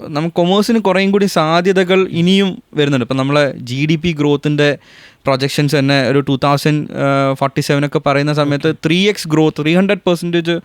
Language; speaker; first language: Malayalam; native; Malayalam